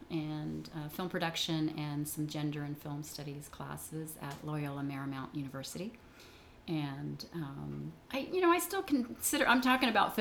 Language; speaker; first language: English; native; English